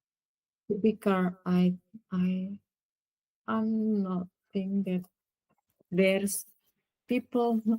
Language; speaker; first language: English; non-native, learner; Indonesian